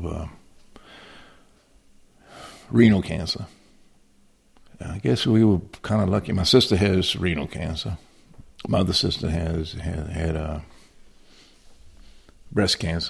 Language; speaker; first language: English; native; English